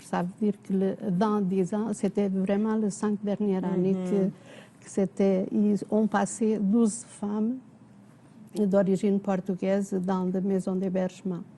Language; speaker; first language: French; non-native, fluent; Portuguese